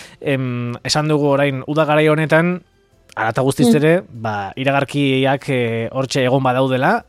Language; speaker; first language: Basque; native; Basque